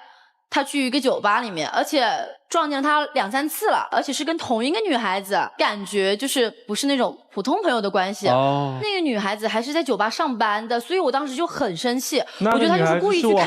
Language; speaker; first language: Chinese; native; Chinese